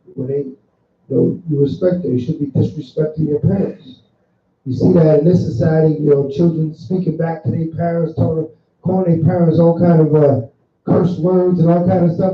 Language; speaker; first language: English; native; English